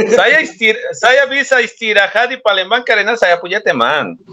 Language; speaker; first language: Indonesian; non-native, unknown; Spanish